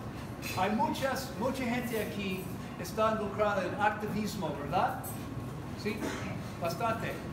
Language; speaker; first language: Spanish; non-native, learner; English